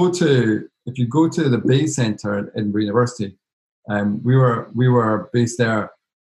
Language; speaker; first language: English; native; English